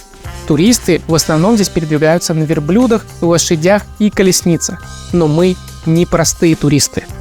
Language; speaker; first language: Russian; native; Russian